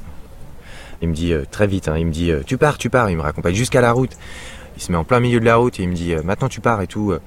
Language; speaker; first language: French; native; French